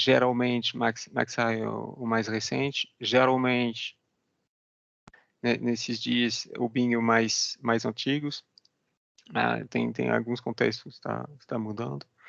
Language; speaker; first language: Portuguese; non-native, fluent; French